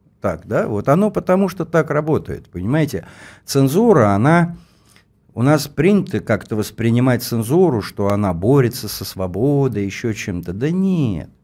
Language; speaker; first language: Russian; native; Russian